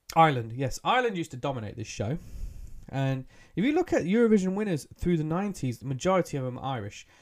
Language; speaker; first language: English; early bilingual, other home language; Hindi